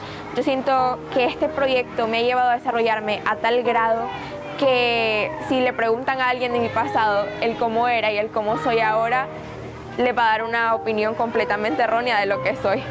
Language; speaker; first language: Spanish; native; Spanish